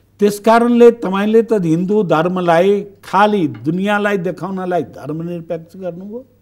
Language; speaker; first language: Nepali; non-native, local second language; Bhojpuri